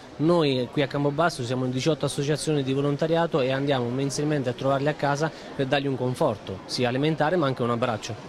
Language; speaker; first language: Italian; native; Italian